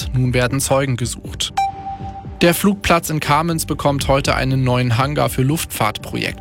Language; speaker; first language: German; native; German